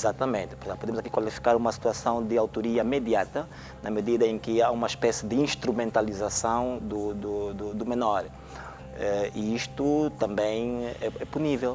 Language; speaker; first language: Portuguese; native; Portuguese